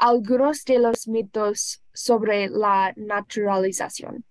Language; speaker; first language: Spanish; non-native, learner; English